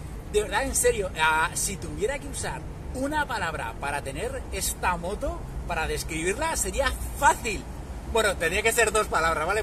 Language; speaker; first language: Spanish; native; Spanish